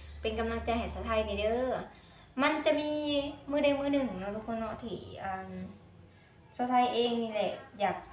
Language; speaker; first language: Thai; non-native, local second language; Lao